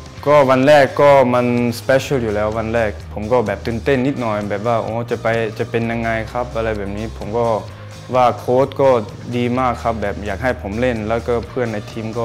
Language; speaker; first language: Thai; early bilingual, heritage; Thai